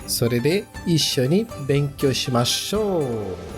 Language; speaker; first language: Japanese; non-native, learner; Portuguese